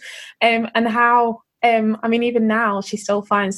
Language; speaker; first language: English; native; English